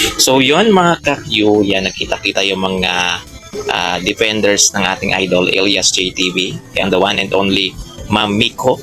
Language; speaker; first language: Filipino; native; Filipino